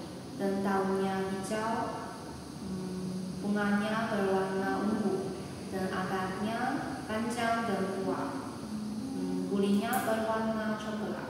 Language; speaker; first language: Indonesian; non-native, learner; Chinese